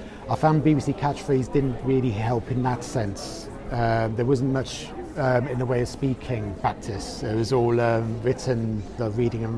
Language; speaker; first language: English; native; English